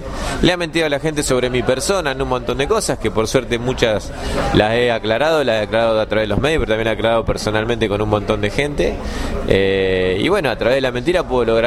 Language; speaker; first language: Spanish; native; Spanish